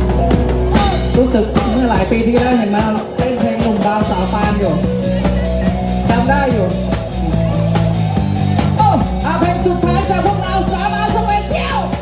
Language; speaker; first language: Thai; native; Thai